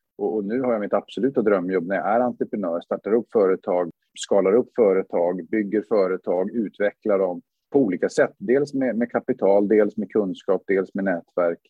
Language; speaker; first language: Swedish; native; Swedish